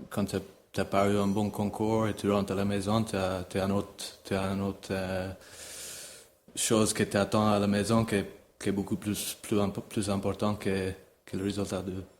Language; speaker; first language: French; non-native, fluent; English